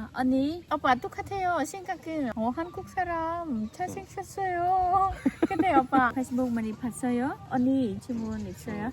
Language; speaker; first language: Korean; non-native, learner; Khmer